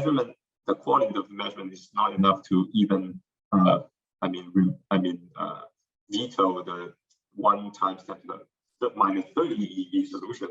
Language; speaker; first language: English; non-native, fluent; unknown